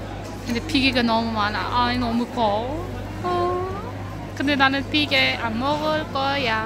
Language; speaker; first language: Korean; non-native, learner; Uzbek